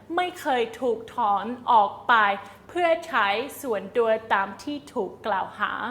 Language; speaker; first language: Thai; non-native, fluent; English